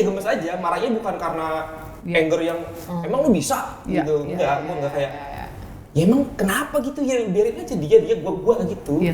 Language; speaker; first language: Indonesian; native; Indonesian